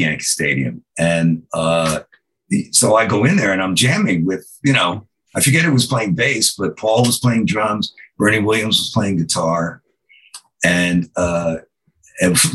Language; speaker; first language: English; native; English